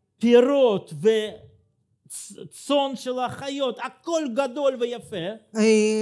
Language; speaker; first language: Hebrew; non-native, fluent; Russian